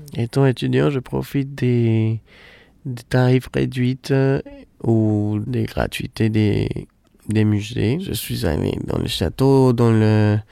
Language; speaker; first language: French; non-native, fluent; Spanish